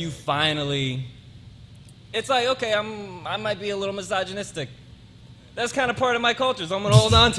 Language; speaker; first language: English; early bilingual, other home language; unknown